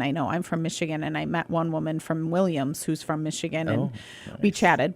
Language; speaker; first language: English; native; English